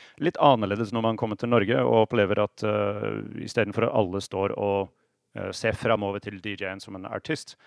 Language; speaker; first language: Norwegian; non-native, fluent; English